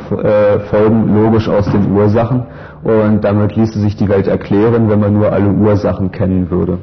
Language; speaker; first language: German; native; German